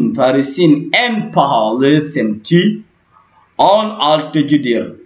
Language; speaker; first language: Turkish; non-native, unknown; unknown